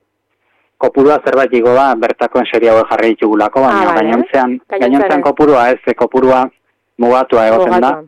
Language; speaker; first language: Basque; native; Basque